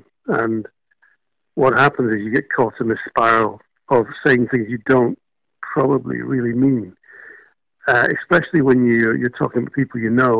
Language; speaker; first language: English; native; English